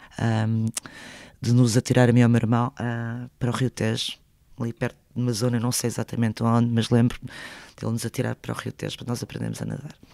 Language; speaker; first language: Portuguese; early bilingual, other home language; Spanish